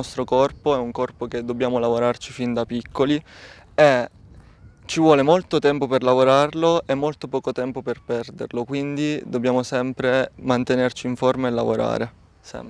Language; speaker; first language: Italian; native; Italian